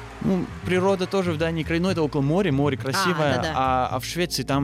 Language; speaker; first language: Russian; early bilingual, heritage; Russian